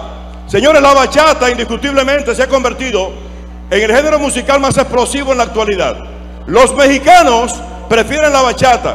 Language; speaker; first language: Spanish; native; Spanish